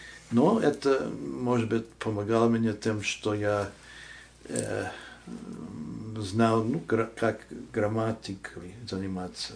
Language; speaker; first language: Russian; non-native, fluent; English